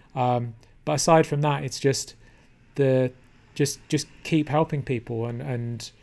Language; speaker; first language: English; native; English